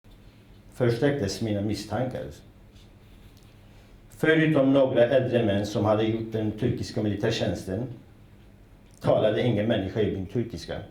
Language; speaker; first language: Swedish; non-native, fluent; Kurdish